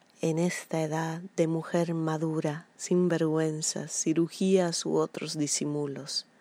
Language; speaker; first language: Spanish; non-native, fluent; Italian